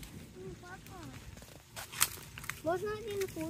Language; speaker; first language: Russian; early bilingual, heritage; Russian